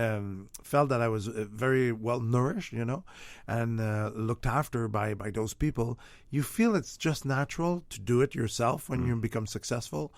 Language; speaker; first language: English; non-native, fluent; French